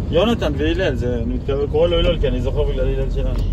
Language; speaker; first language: Hebrew; native; Hebrew